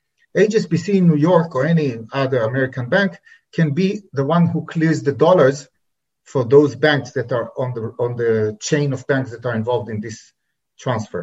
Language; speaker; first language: English; non-native, fluent; Hebrew